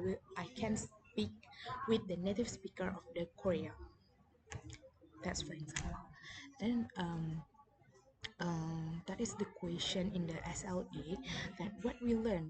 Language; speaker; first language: English; non-native, learner; Indonesian